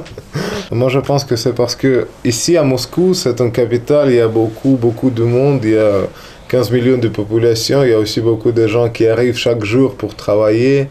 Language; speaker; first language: French; non-native, learner; Russian